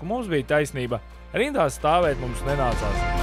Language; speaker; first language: Latvian; native; Latvian